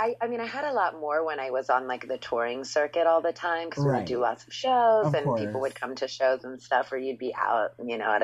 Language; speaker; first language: English; native; English